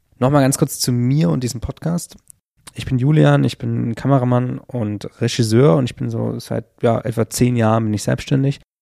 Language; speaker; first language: German; native; German